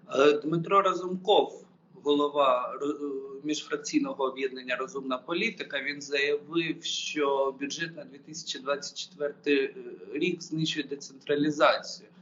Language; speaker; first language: Ukrainian; native; Ukrainian